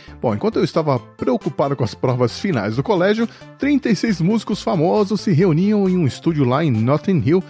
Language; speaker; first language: Portuguese; native; Portuguese